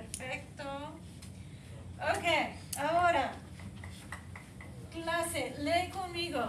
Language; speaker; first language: Spanish; non-native, fluent; English